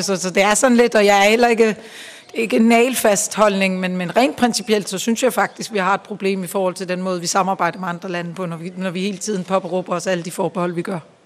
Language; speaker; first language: Danish; native; Danish